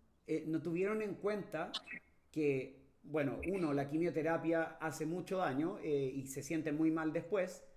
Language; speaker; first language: Spanish; native; Spanish